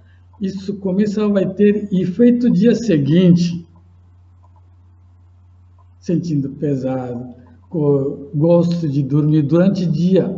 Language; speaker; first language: Portuguese; non-native, fluent; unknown